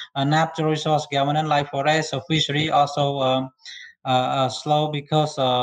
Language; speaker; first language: English; non-native, learner; Khmer